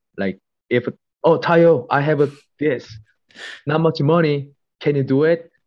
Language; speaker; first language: English; non-native, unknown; Korean